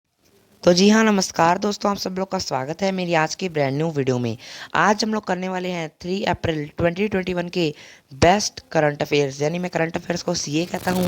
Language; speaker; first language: Hindi; native; Hindi